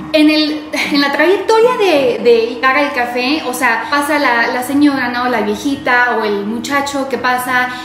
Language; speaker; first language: Spanish; early bilingual, heritage; English